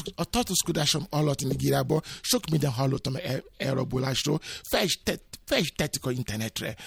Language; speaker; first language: Hungarian; non-native, fluent; Yoruba